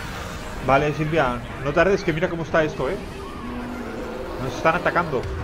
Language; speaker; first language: Spanish; native; Spanish